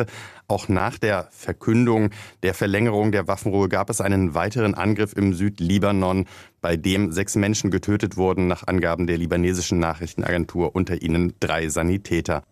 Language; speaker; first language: German; native; German